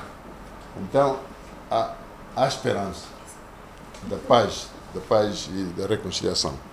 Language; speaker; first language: Portuguese; non-native, local second language; Kongo